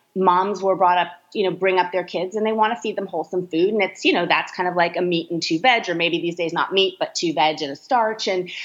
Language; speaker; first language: English; native; English